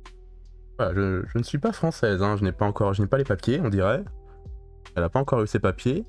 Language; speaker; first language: French; native; French